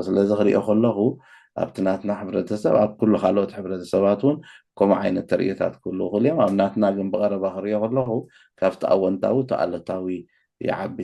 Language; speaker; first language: Tigrinya; native; Tigrinya